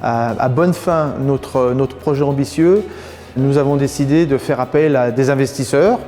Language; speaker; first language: French; native; French